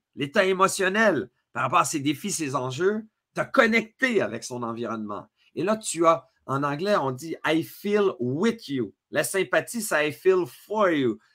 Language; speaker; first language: French; native; French